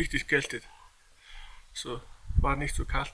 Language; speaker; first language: German; non-native, learner; Mongolian